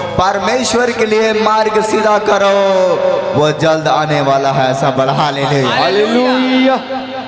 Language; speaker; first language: Hindi; native; Hindi